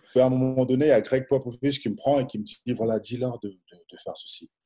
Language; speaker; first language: French; non-native, local second language; Lingala